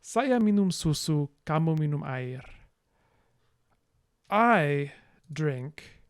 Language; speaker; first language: Indonesian; non-native, learner; English